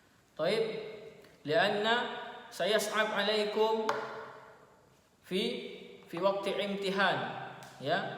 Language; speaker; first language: Arabic; non-native, fluent; Indonesian